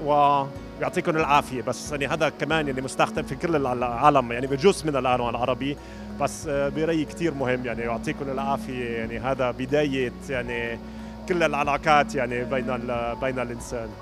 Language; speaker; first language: Arabic; non-native, fluent; German